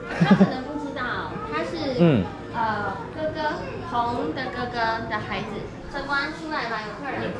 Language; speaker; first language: Chinese; native; Chinese